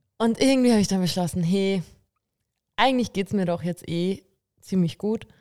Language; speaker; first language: German; early bilingual, other home language; Bulgarian